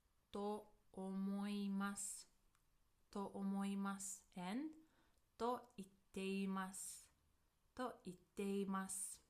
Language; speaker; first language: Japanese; non-native, fluent; English